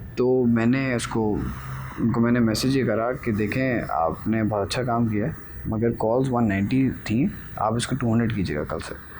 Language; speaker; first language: Urdu; native; Urdu